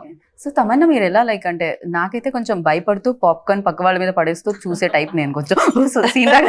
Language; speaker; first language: Telugu; native; Telugu